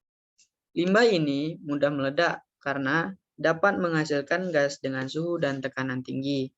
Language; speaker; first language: Indonesian; native; Indonesian